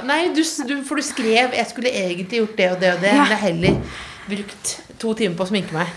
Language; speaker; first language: Norwegian; native; Norwegian